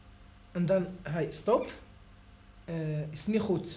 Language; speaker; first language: Dutch; non-native, learner; Arabic